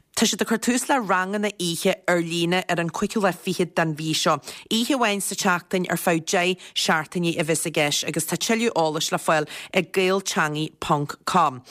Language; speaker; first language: Irish; native; Irish